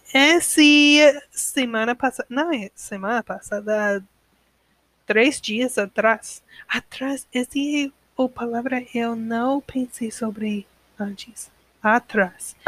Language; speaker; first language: Portuguese; non-native, learner; English